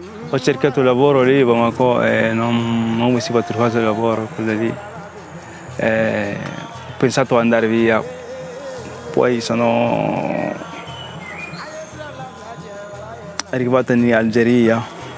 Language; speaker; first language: Italian; non-native, learner; Bambara